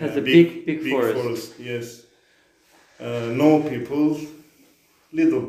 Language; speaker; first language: English; non-native, learner; Turkish